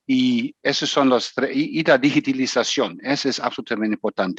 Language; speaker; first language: Spanish; non-native, fluent; German